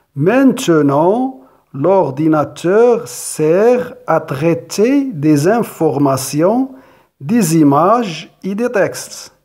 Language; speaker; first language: French; non-native, local second language; Arabic